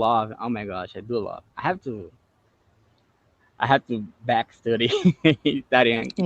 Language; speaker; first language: English; non-native, fluent; Portuguese